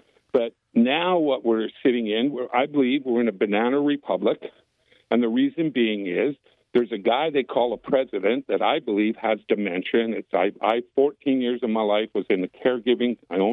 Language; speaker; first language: English; native; English